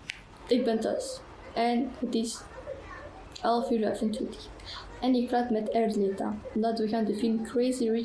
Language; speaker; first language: Dutch; early bilingual, other home language; Albanian